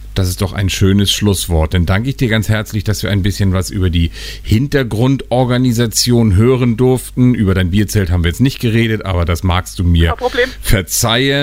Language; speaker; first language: German; native; German